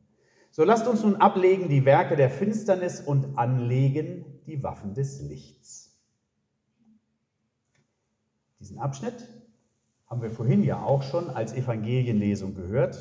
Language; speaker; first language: German; native; German